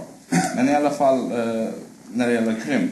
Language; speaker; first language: Swedish; non-native, fluent; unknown